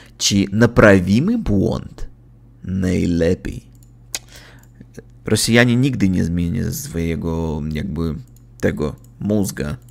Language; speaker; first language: Polish; non-native, learner; Russian